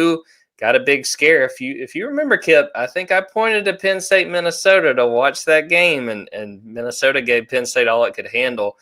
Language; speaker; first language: English; native; English